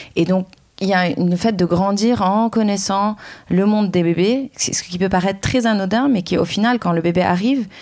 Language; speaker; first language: French; non-native, local second language; Arabic